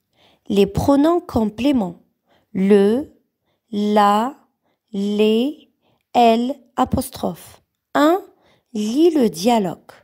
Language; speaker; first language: French; non-native, local second language; Arabic